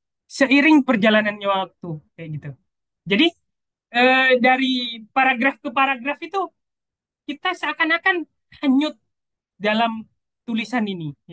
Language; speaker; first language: Indonesian; native; Indonesian